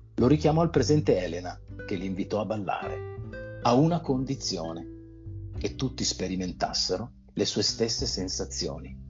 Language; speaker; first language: Italian; native; Italian